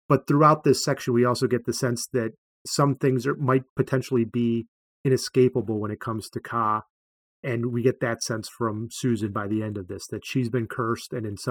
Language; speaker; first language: English; native; English